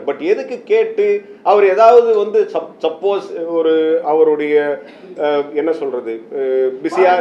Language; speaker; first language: Tamil; native; Tamil